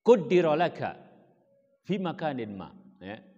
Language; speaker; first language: Arabic; non-native, fluent; Indonesian